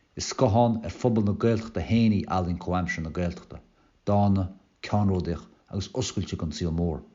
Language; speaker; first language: Irish; native; Irish